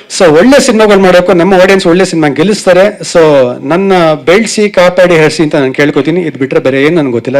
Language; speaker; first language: Kannada; native; Kannada